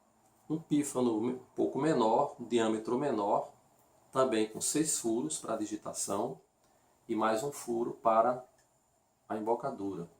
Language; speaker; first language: Portuguese; native; Portuguese